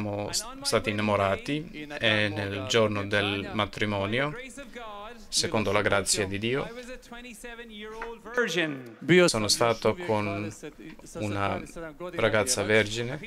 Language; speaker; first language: Italian; non-native, fluent; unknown